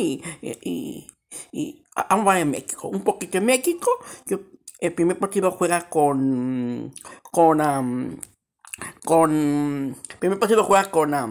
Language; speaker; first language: Spanish; early bilingual, heritage; Spanish